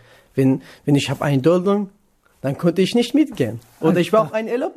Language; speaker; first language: German; non-native, learner; Kurdish